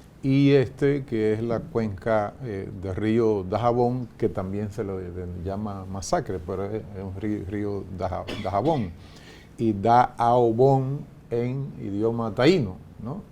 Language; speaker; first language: Spanish; native; Spanish